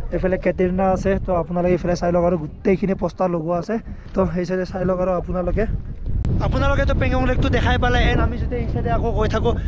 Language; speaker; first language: Assamese; non-native, local second language; Bodo